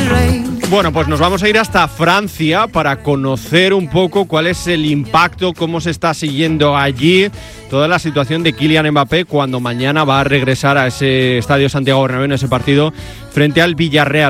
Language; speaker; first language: Spanish; native; Spanish